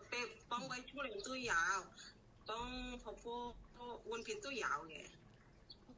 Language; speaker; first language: Cantonese; non-native, learner; Indonesian